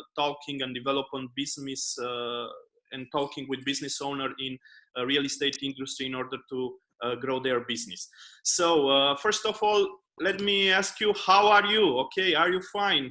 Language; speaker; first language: English; non-native, fluent; Romanian